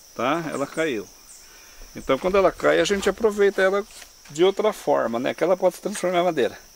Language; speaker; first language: Portuguese; native; Portuguese